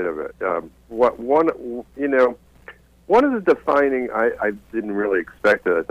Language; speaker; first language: English; native; English